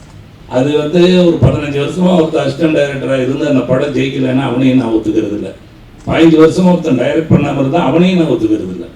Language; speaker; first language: Tamil; native; Tamil